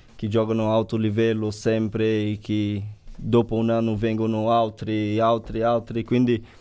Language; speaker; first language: Italian; non-native, fluent; Portuguese